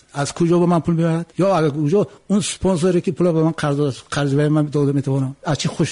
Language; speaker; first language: Tajik; native; Tajik